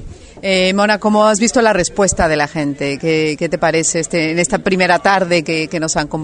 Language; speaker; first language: Spanish; native; Spanish